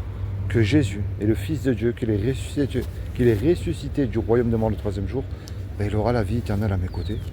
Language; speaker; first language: French; native; French